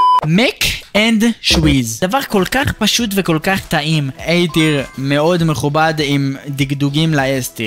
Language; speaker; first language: Hebrew; native; Hebrew